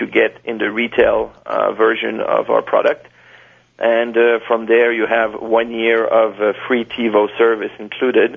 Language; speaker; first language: English; non-native, fluent; French